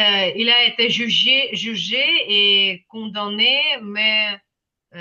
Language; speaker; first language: French; non-native, fluent; Ukrainian